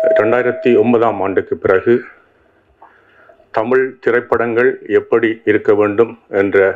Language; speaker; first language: Tamil; native; Tamil